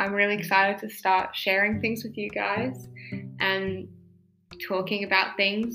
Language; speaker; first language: English; native; English